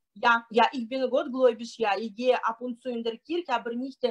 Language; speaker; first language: German; non-native, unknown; Russian